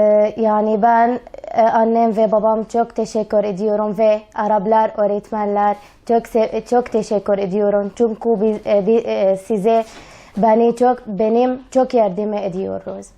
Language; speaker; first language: Turkish; early bilingual, other home language; Arabic